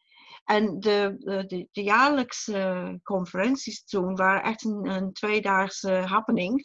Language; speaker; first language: Dutch; non-native, fluent; English